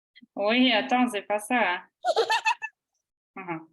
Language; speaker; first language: French; native; French